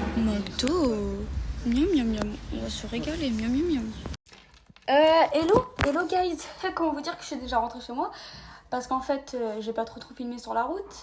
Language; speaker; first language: French; native; French